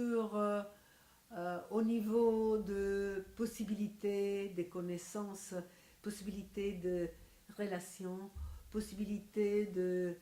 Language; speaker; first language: French; non-native, fluent; Italian